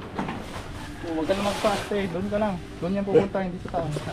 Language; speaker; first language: Filipino; native; Filipino